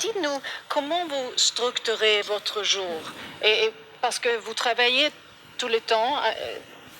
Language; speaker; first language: French; non-native, learner; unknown